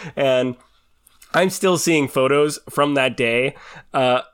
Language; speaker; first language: English; native; English